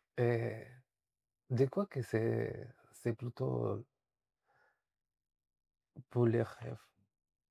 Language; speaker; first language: French; non-native, fluent; Spanish